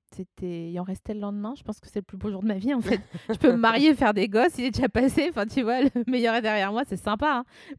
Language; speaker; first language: French; native; French